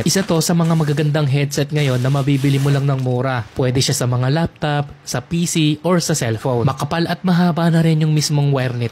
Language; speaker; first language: Filipino; native; Filipino